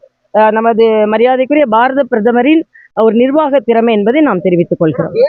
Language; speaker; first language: Tamil; native; Tamil